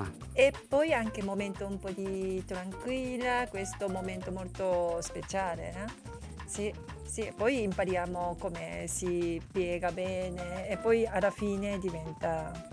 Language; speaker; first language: Italian; non-native, learner; Japanese